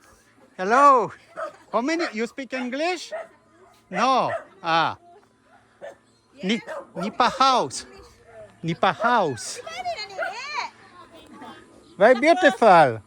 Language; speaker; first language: English; non-native, learner; French